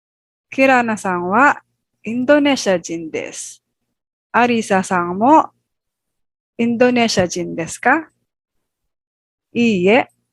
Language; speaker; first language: Japanese; non-native, fluent; Filipino